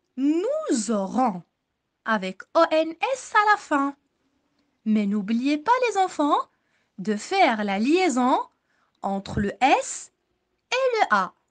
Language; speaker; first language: French; non-native, local second language; Arabic